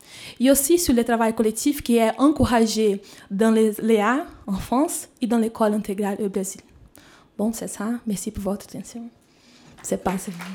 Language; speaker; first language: French; non-native, fluent; Portuguese